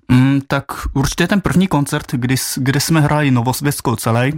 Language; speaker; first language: Czech; non-native, fluent; Japanese